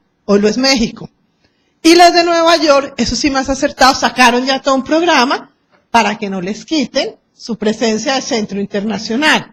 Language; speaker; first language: Spanish; native; Spanish